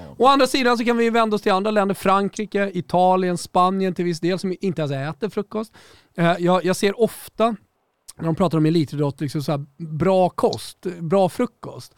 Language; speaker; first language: Swedish; native; Swedish